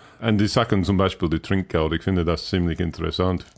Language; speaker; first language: German; non-native, learner; English